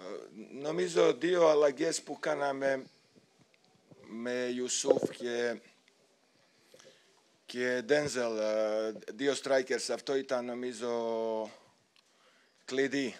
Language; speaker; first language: Greek; non-native, fluent; Serbian